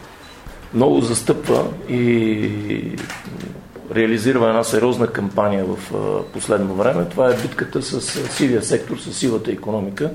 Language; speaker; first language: Bulgarian; native; Bulgarian